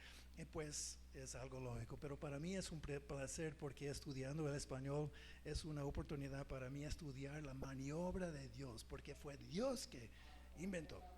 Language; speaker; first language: Spanish; non-native, fluent; English